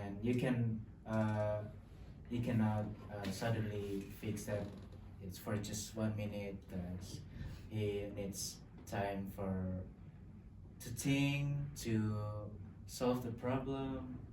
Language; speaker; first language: English; non-native, local second language; Indonesian